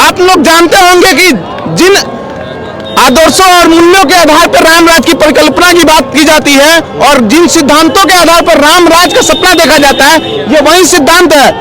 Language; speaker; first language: Hindi; native; Hindi